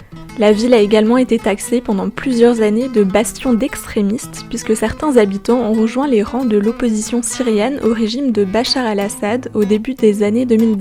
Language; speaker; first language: French; native; French